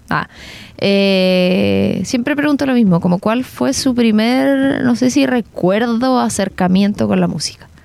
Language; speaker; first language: Spanish; native; Spanish